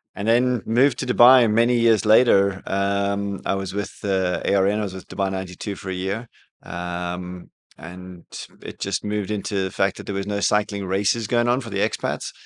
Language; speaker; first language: English; native; English